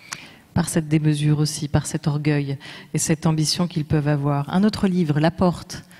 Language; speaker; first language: French; native; French